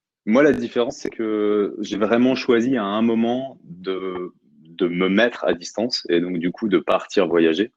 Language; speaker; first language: French; native; French